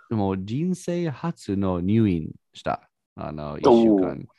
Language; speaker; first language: Japanese; non-native, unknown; English